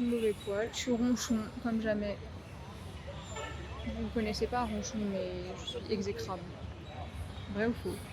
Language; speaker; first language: French; native; French